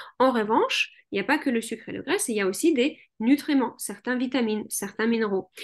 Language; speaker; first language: French; early bilingual, other home language; Russian